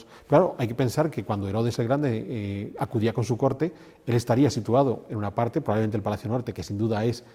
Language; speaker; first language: Spanish; native; Spanish